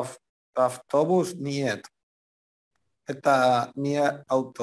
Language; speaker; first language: Russian; non-native, learner; Spanish